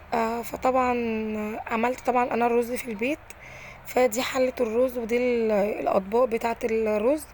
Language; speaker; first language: Arabic; native; Arabic